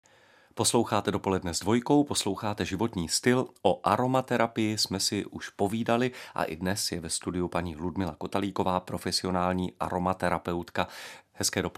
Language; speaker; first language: Czech; native; Czech